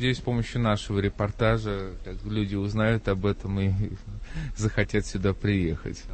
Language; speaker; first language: Russian; native; Russian